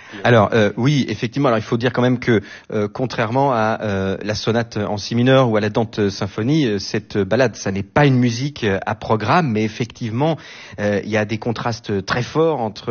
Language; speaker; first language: French; native; French